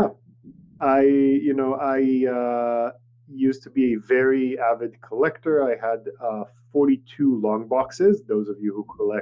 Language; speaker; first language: English; non-native, fluent; Hebrew